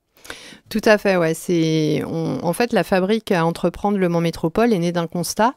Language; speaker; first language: French; native; French